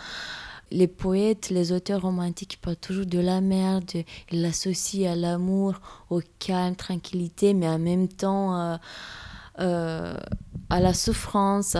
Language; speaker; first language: French; non-native, fluent; Romanian